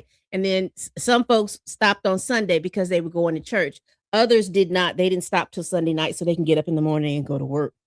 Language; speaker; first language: English; native; English